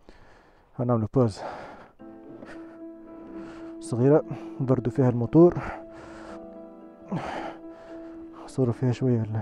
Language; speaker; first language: Arabic; native; Arabic